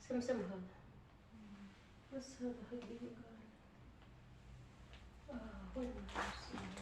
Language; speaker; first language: Arabic; non-native, learner; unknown